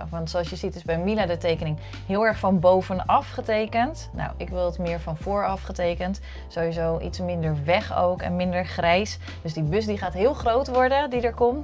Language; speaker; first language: Dutch; native; Dutch